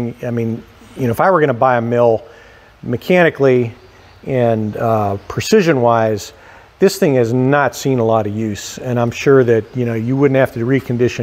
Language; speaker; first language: English; native; English